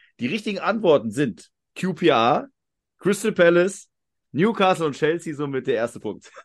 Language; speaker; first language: German; native; German